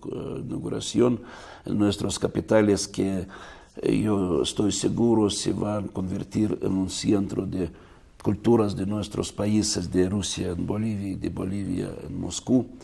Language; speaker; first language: Spanish; non-native, fluent; Russian